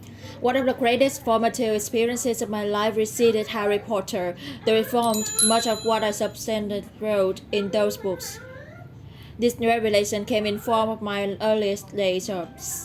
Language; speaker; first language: English; non-native, learner; Vietnamese